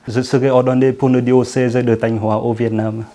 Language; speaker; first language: French; non-native, fluent; Vietnamese